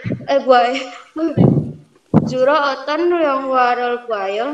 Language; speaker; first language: Korean; non-native, learner; Indonesian